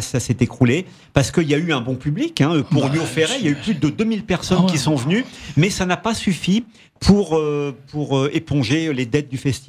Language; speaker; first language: French; native; French